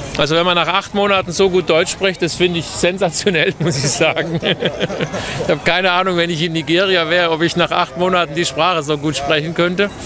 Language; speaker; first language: German; native; German